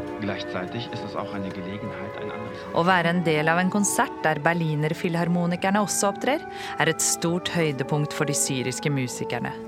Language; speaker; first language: Norwegian; native; Norwegian